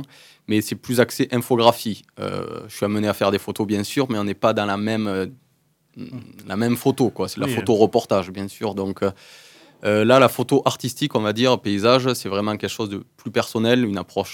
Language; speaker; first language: French; native; French